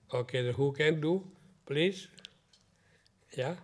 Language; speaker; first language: English; non-native, learner; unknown